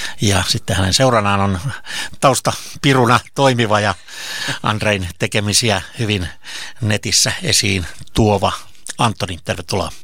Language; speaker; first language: Finnish; native; Finnish